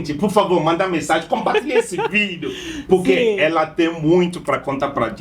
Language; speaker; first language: Portuguese; non-native, fluent; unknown